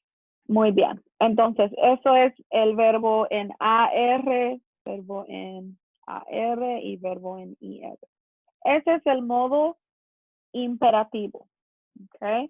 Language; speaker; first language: Spanish; non-native, fluent; English